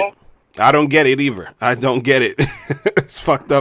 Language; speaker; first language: English; native; English